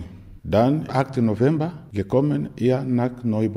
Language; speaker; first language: German; non-native, learner; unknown